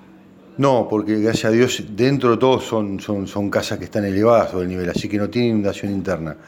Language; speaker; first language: Spanish; native; Spanish